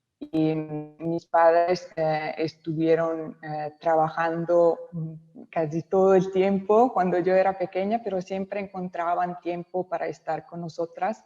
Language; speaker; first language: Spanish; non-native, local second language; Italian